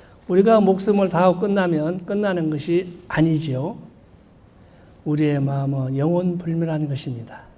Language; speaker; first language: Korean; native; Korean